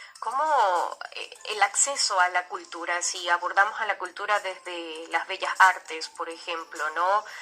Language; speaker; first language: Spanish; native; Spanish